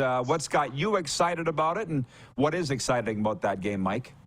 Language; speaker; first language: English; native; English